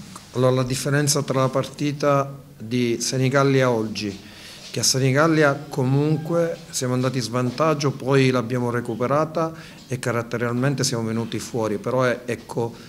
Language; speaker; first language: Italian; native; Italian